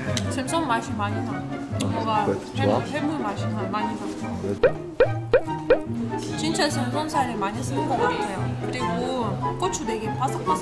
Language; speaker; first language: Korean; non-native, fluent; Russian